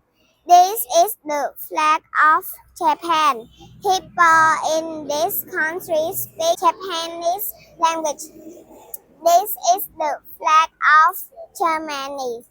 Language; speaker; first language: English; non-native, learner; Khmer